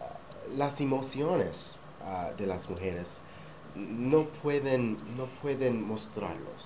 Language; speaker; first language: Spanish; non-native, learner; English